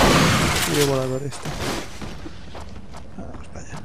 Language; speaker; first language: Spanish; native; Spanish